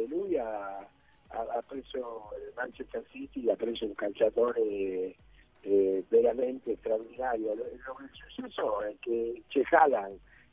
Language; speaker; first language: Italian; non-native, fluent; Spanish